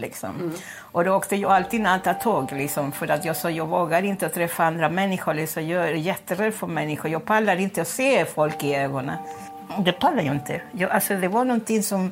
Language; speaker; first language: Swedish; non-native, fluent; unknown